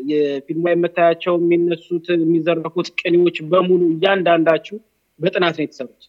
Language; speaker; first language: Amharic; native; Amharic